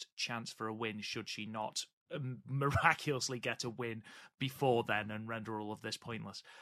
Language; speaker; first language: English; native; English